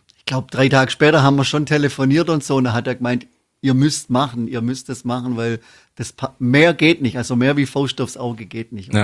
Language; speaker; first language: German; native; German